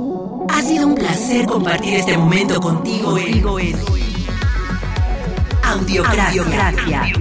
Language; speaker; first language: Spanish; native; Spanish